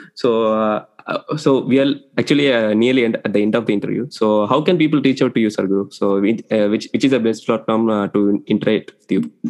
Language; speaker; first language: English; non-native, local second language; Tamil